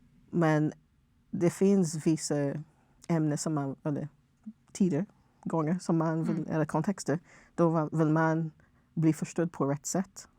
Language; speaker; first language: Swedish; non-native, fluent; English